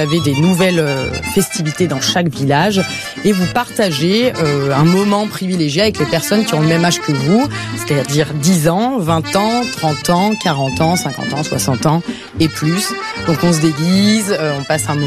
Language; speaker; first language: French; native; French